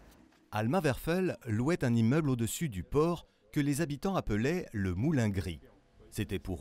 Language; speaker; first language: French; native; French